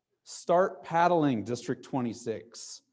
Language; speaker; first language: English; native; English